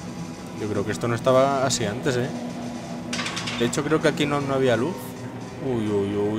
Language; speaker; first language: Spanish; native; Spanish